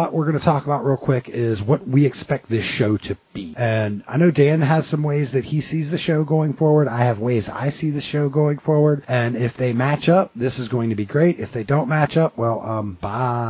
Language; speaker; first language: English; native; English